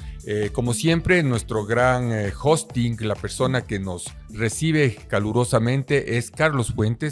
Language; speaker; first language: Spanish; native; Spanish